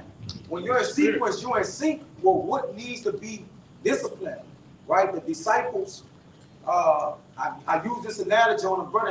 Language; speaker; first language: English; native; English